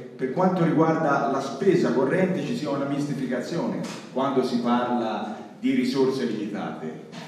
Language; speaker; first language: Italian; native; Italian